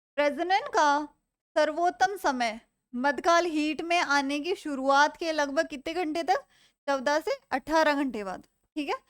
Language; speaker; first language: Hindi; native; Hindi